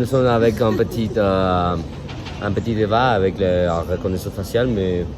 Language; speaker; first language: French; non-native, learner; Spanish